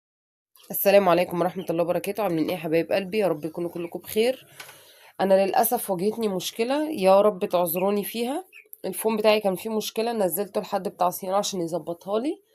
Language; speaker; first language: Arabic; native; Arabic